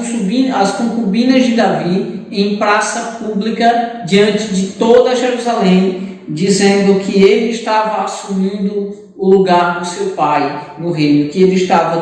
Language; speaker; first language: Portuguese; native; Portuguese